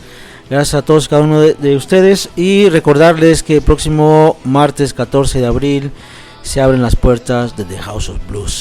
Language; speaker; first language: Spanish; native; Spanish